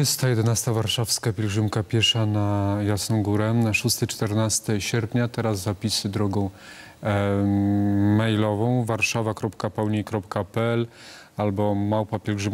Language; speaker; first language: Polish; native; Polish